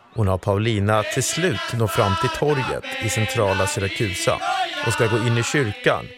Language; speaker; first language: Swedish; native; Swedish